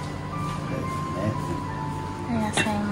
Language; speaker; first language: Japanese; non-native, learner; Thai